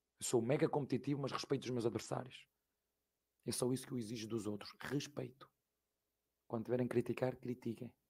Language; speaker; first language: Portuguese; native; Portuguese